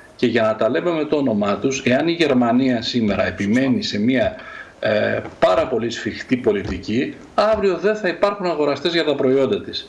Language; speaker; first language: Greek; native; Greek